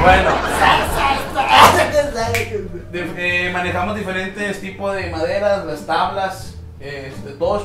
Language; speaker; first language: Spanish; native; Spanish